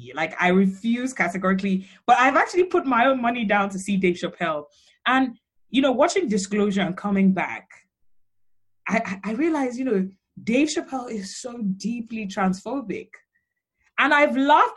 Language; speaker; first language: English; non-native, local second language; Yoruba